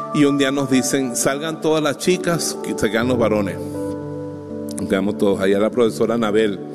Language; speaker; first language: Spanish; native; Spanish